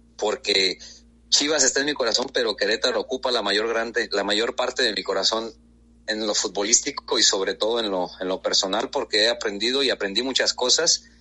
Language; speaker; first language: Spanish; native; Spanish